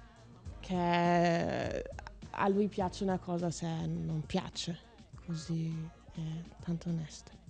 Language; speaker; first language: Italian; non-native, learner; German